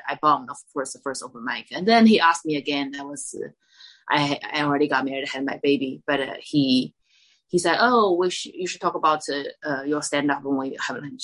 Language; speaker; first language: English; non-native, fluent; Chinese